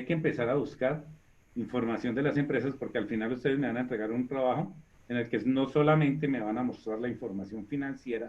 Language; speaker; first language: Spanish; native; Spanish